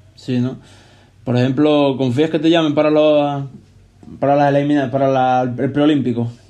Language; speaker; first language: Spanish; native; Spanish